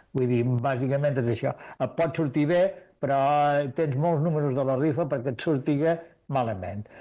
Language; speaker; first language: Catalan; native; Catalan